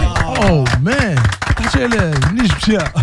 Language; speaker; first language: Arabic; native; Arabic